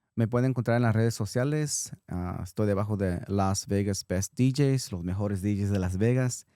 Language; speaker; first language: Spanish; early bilingual, heritage; Spanish